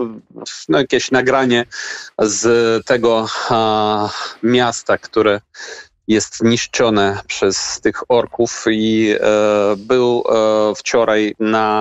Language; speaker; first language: Polish; non-native, fluent; Ukrainian